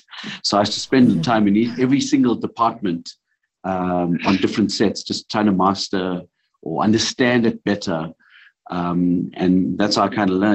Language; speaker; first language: English; native; English